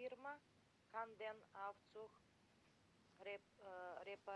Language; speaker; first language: German; non-native, learner; Macedonian